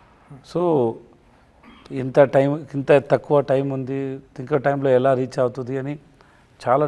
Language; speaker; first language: Telugu; non-native, learner; Tamil